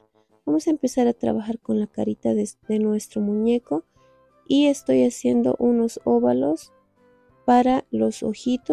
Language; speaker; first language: Spanish; native; Spanish